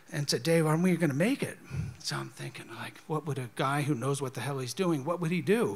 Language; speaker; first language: English; native; English